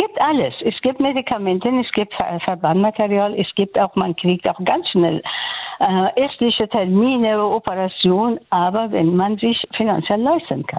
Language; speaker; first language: German; non-native, fluent; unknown